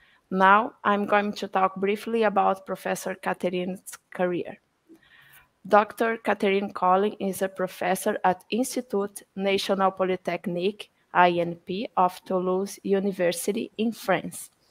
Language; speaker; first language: English; non-native, fluent; Portuguese